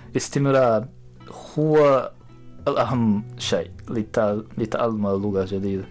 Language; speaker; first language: Arabic; non-native, fluent; Japanese